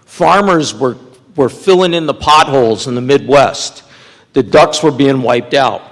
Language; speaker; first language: English; native; English